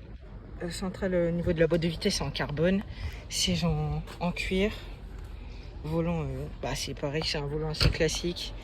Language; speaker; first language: French; native; French